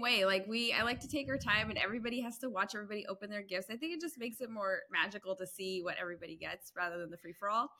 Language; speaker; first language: English; native; English